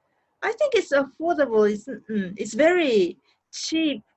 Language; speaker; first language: English; non-native, learner; Japanese